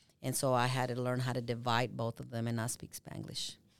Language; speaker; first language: English; early bilingual, other home language; Spanish